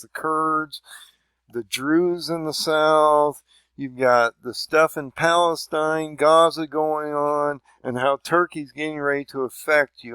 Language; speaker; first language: English; native; English